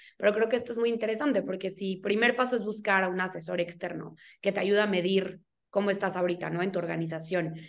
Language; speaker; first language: Spanish; native; Spanish